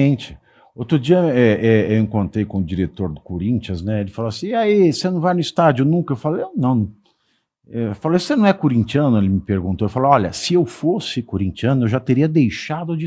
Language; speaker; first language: Portuguese; native; Portuguese